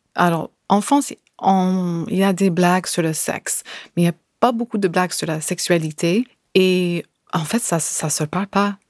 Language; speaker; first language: French; non-native, fluent; English